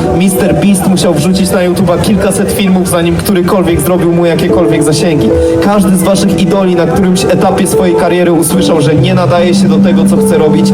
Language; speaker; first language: Polish; native; Polish